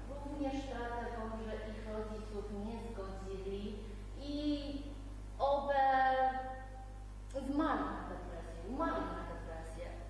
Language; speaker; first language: Polish; non-native, learner; Chinese